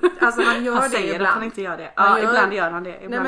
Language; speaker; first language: Swedish; native; Swedish